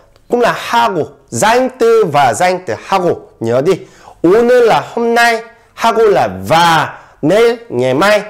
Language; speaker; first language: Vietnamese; non-native, fluent; Korean